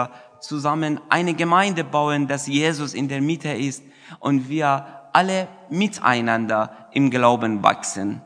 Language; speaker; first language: German; non-native, fluent; Persian